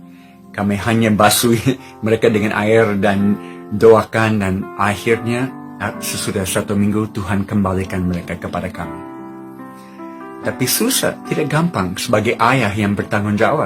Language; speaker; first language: Indonesian; non-native, fluent; English